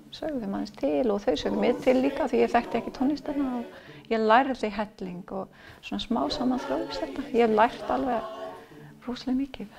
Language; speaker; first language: Icelandic; non-native, fluent; English